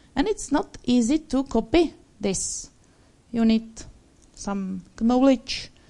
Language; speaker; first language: English; non-native, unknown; Czech